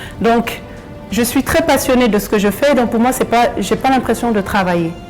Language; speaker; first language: French; early bilingual, other home language; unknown